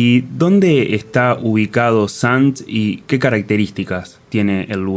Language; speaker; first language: Spanish; native; Spanish